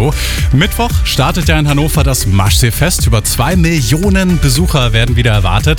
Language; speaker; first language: German; native; German